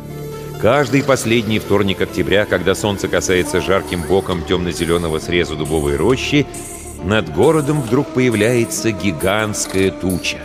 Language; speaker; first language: Russian; native; Russian